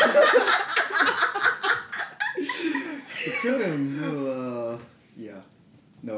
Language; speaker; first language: English; early bilingual, other home language; Korean